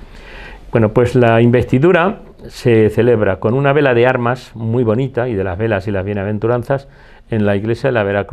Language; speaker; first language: Spanish; native; Spanish